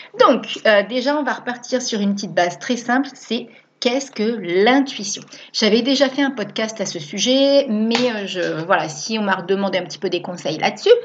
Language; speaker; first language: French; native; French